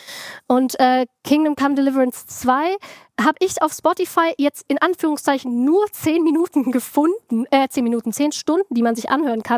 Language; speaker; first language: German; native; German